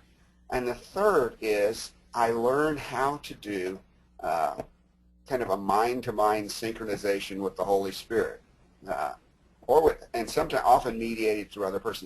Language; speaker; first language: English; native; English